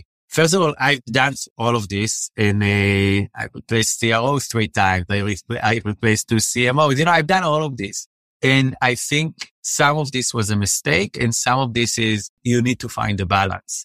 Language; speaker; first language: English; non-native, fluent; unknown